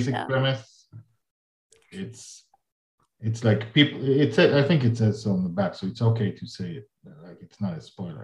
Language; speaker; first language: English; non-native, fluent; Hebrew